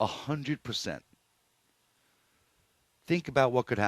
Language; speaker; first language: English; native; English